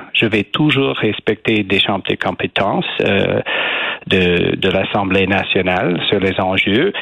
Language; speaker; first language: French; non-native, learner; English